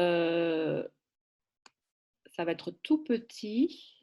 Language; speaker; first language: French; native; French